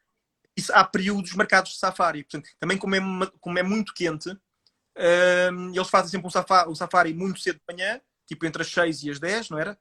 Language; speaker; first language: Portuguese; native; Portuguese